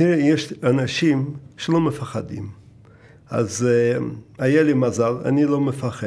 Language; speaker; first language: Hebrew; non-native, fluent; Russian